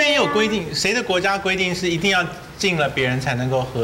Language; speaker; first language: Chinese; native; Chinese